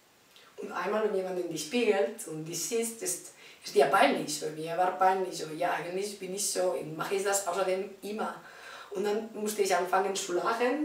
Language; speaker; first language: German; non-native, learner; Spanish